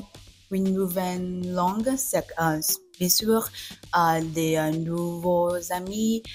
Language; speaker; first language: French; non-native, fluent; Vietnamese